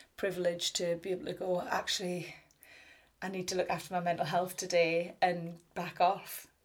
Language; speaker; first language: English; native; English